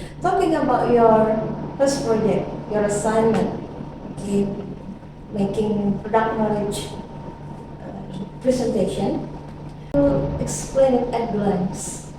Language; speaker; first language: English; non-native, fluent; Indonesian